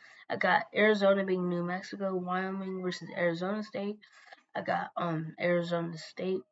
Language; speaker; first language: English; native; English